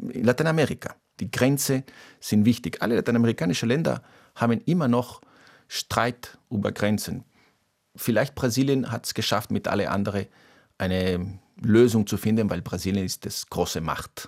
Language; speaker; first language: German; non-native, fluent; Portuguese